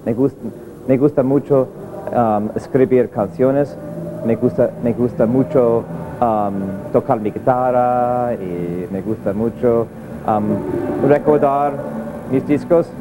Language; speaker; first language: Spanish; non-native, learner; English